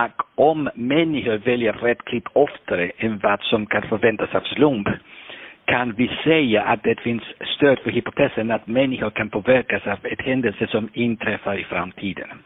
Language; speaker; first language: Swedish; non-native, fluent; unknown